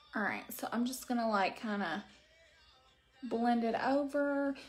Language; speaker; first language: English; native; English